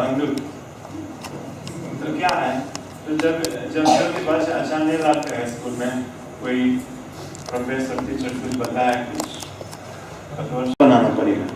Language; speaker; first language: Hindi; non-native, fluent; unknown